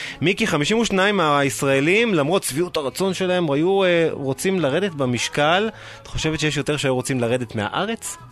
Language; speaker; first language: Hebrew; native; Hebrew